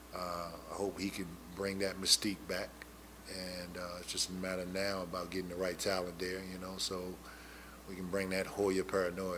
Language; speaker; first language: English; native; English